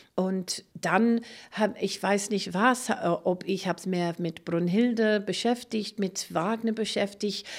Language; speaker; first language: German; non-native, fluent; English